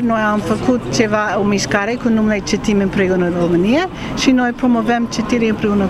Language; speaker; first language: Romanian; non-native, learner; English